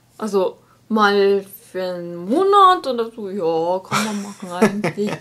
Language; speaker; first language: German; non-native, learner; Japanese